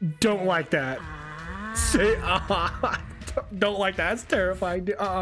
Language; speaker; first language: English; native; English